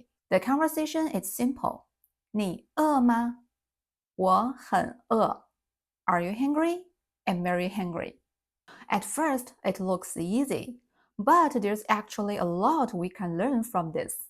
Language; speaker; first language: English; non-native, fluent; Chinese